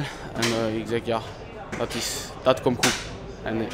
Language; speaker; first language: Dutch; non-native, local second language; French